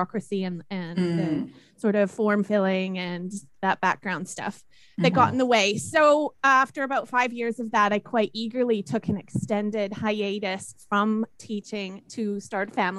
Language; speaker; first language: English; native; English